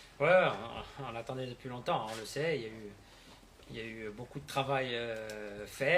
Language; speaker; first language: French; native; French